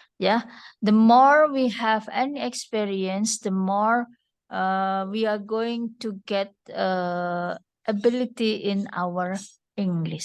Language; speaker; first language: English; non-native, fluent; Indonesian